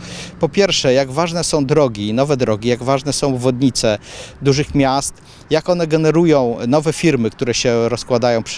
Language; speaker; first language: Polish; native; Polish